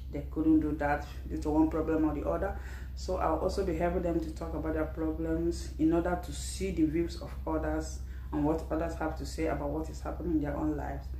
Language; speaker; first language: English; non-native, local second language; Igbo